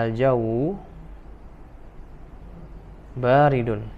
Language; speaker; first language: Arabic; non-native, fluent; Indonesian